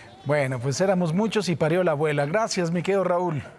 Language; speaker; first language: Spanish; native; Spanish